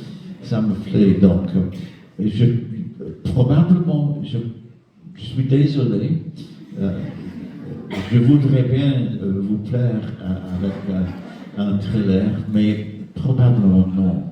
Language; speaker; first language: French; non-native, fluent; English